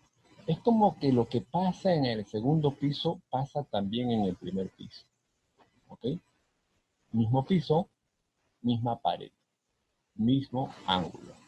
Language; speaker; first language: Spanish; native; Spanish